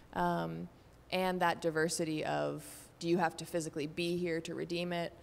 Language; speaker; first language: English; native; English